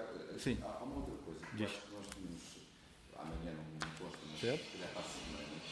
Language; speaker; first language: Portuguese; native; Portuguese